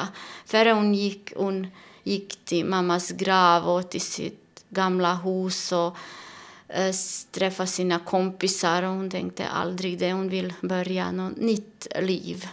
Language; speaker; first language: Swedish; non-native, learner; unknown